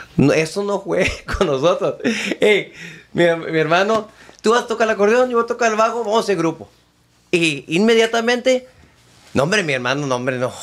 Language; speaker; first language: Spanish; early bilingual, heritage; Spanish